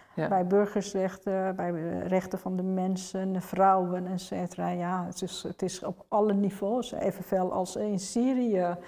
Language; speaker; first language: Dutch; non-native, fluent; Persian